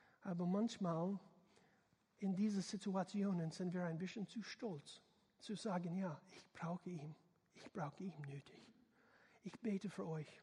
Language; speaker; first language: German; non-native, learner; English